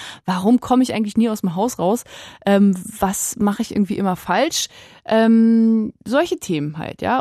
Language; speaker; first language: German; native; German